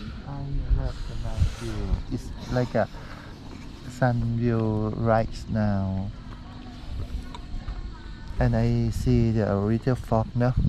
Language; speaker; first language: English; non-native, learner; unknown